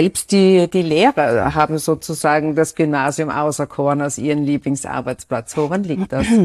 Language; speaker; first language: German; native; German